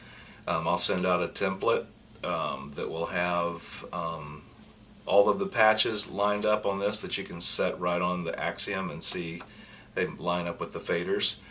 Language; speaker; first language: English; native; English